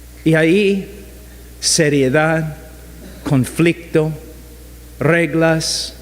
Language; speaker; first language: Spanish; non-native, fluent; English